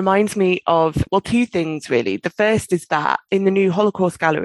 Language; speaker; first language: English; native; English